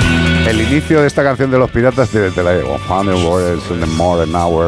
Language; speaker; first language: Spanish; native; Spanish